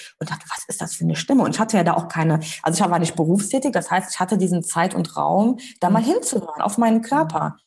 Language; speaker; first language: German; early bilingual, other home language; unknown